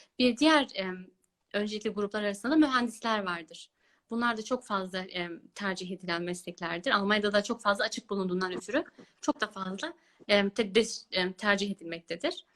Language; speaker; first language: Turkish; early bilingual, heritage; Turkish